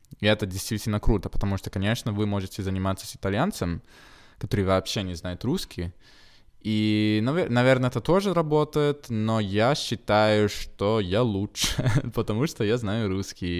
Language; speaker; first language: Russian; non-native, fluent; Italian